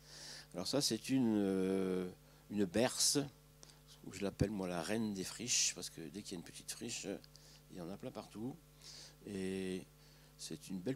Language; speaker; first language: French; native; French